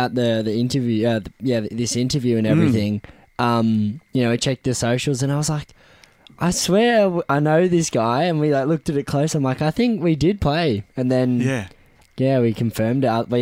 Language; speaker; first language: English; native; English